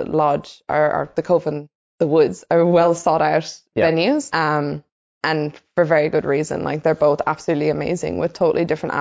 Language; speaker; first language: English; native; English